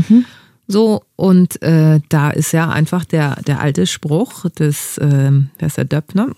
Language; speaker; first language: German; early bilingual, other home language; Greek